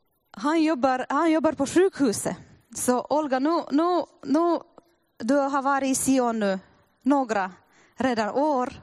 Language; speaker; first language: Swedish; non-native, fluent; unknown